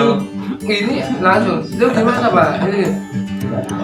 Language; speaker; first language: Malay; non-native, local second language; Javanese